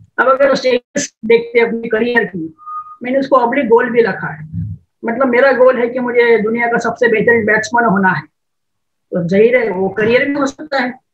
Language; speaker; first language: Hindi; non-native, local second language; Marathi